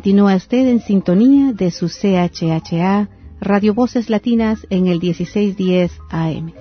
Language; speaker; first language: Spanish; native; Spanish